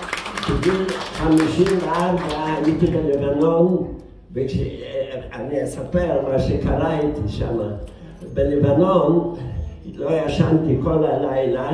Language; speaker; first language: Hebrew; non-native, fluent; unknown